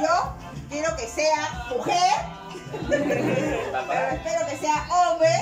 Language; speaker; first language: Spanish; native; Spanish